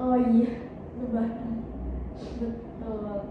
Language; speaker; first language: Indonesian; native; Indonesian